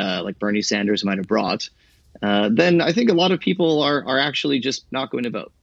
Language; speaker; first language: English; native; English